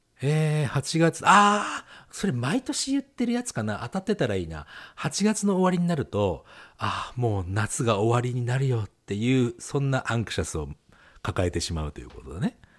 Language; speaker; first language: Japanese; native; Japanese